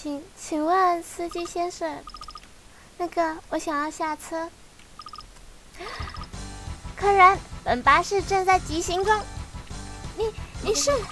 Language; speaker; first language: Chinese; native; Chinese